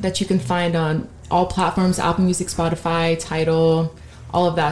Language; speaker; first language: English; native; English